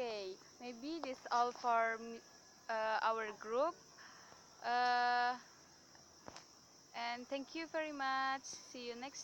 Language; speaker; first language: English; non-native, learner; Indonesian